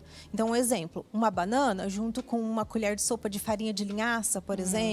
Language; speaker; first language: Portuguese; native; Portuguese